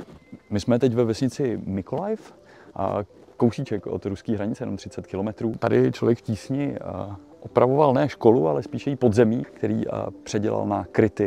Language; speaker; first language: Czech; native; Czech